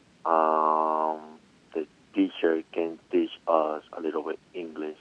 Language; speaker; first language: English; non-native, learner; Spanish